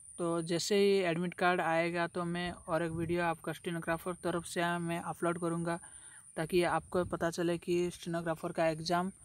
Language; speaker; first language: Hindi; non-native, local second language; Assamese